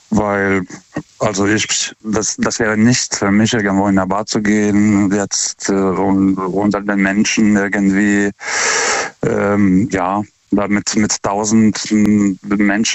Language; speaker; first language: German; non-native, fluent; Lithuanian